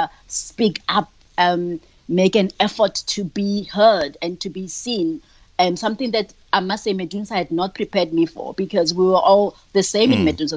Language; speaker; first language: English; non-native, local second language; Tswana